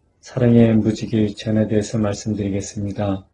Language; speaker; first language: Korean; native; Korean